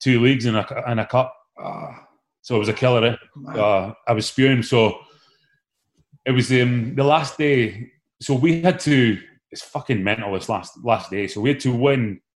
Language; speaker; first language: English; native; English